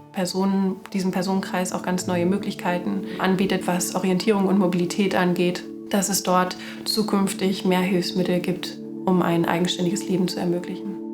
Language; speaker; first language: German; native; German